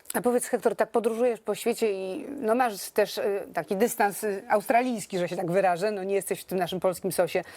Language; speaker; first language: Polish; native; Polish